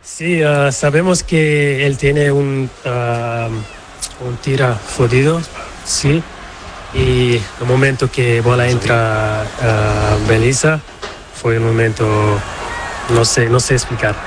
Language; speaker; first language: Spanish; non-native, learner; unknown